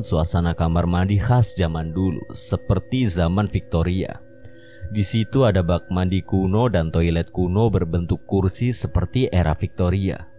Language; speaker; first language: Indonesian; native; Indonesian